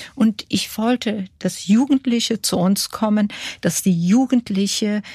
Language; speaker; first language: German; early bilingual, other home language; Kurdish